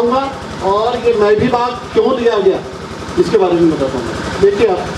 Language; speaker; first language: Hindi; native; Hindi